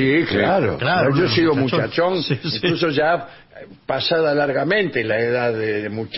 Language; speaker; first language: Spanish; native; Spanish